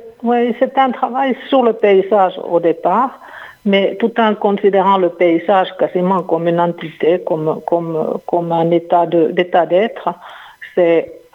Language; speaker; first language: French; non-native, fluent; Finnish